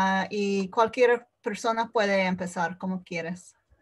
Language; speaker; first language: Spanish; non-native, fluent; English